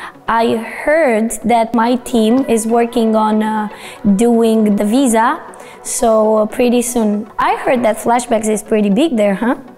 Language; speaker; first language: English; non-native, fluent; Romanian